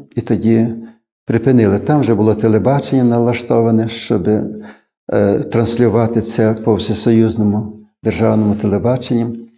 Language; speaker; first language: Ukrainian; native; Ukrainian